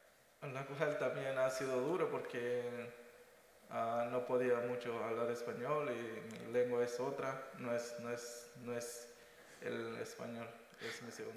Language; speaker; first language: Spanish; non-native, local second language; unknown